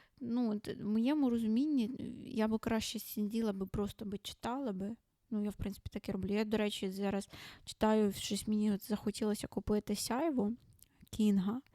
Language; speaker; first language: Ukrainian; non-native, local second language; Russian